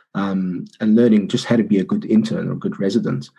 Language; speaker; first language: English; early bilingual, other home language; Arabic